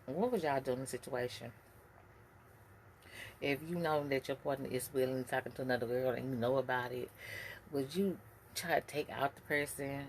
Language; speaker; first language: English; native; English